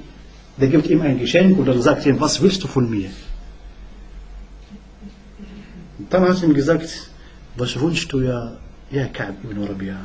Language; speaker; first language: German; non-native, learner; Arabic